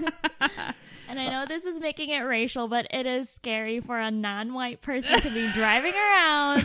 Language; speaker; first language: English; non-native, local second language; Filipino